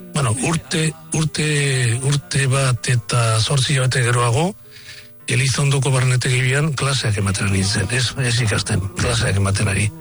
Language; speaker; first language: Basque; non-native, local second language; Spanish